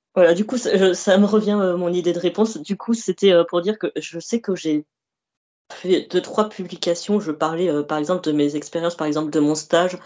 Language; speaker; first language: French; early bilingual, other home language; Arabic